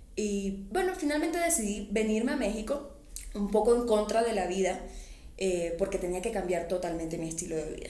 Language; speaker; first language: Spanish; native; Spanish